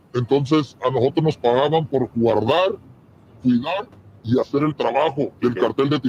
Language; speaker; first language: Spanish; native; Spanish